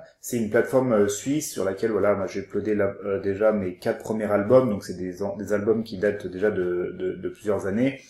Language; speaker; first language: French; native; French